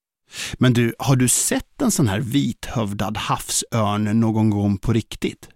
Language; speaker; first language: Swedish; native; Swedish